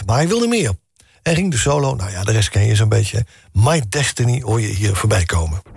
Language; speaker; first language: Dutch; native; Dutch